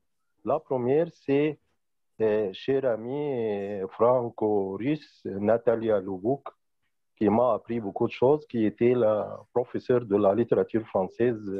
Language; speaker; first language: French; non-native, fluent; Arabic